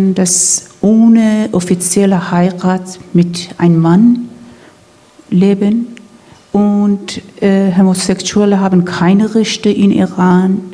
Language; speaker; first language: German; non-native, fluent; Persian